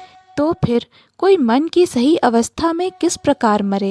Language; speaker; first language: Hindi; native; Hindi